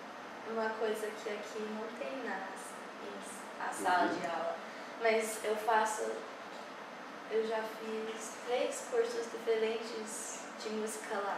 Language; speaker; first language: Portuguese; early bilingual, heritage; English